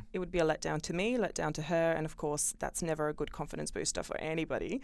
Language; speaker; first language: English; early bilingual, other home language; Bosnian